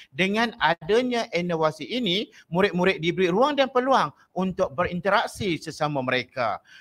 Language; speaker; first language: Malay; native; Malay